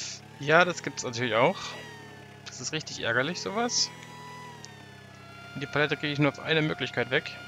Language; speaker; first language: German; native; German